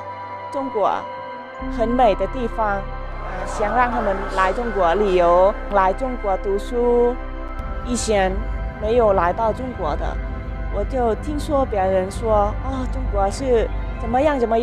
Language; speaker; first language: Chinese; non-native, fluent; Lao